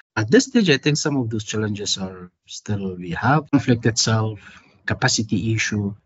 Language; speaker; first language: English; non-native, fluent; Persian